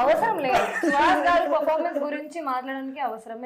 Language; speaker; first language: Telugu; non-native, fluent; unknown